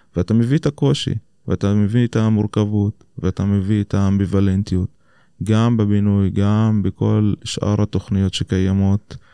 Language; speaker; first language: Hebrew; non-native, local second language; Arabic